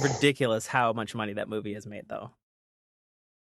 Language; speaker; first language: English; native; English